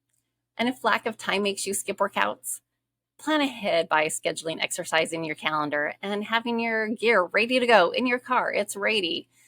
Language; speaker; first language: English; native; English